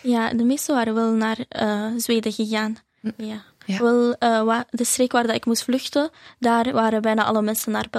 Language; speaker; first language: Dutch; early bilingual, other home language; Arabic